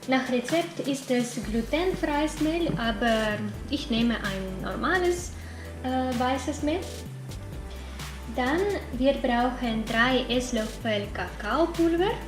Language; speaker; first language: German; non-native, fluent; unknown